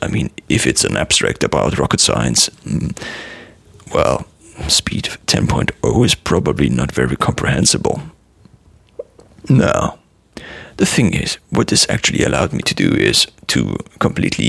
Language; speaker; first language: English; non-native, fluent; German